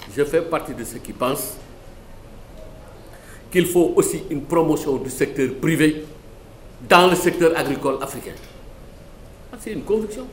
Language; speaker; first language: French; non-native, local second language; Wolof